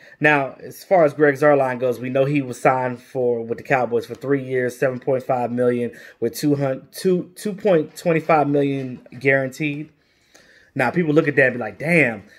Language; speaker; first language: English; native; English